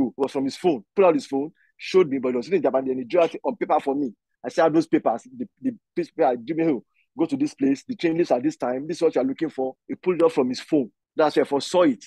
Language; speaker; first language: English; non-native, local second language; Yoruba